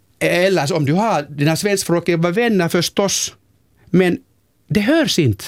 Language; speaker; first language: Swedish; non-native, local second language; Finnish